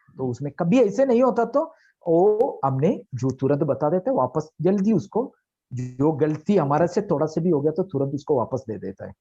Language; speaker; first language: Hindi; non-native, local second language; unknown